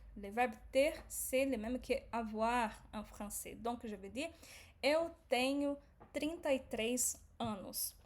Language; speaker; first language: French; non-native, fluent; Portuguese